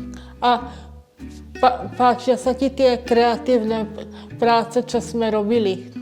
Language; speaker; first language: Slovak; non-native, local second language; Hungarian